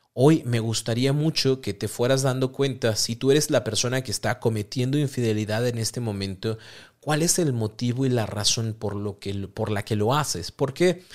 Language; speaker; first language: Spanish; native; Spanish